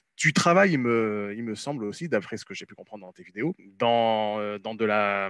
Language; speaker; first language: French; native; French